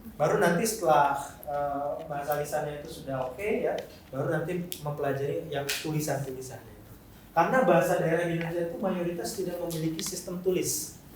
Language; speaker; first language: Indonesian; non-native, local second language; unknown